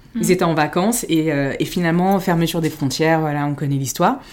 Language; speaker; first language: French; native; French